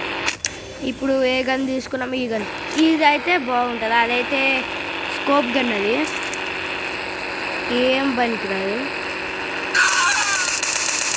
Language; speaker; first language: Telugu; native; Telugu